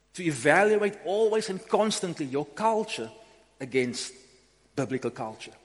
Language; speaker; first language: English; non-native, local second language; Afrikaans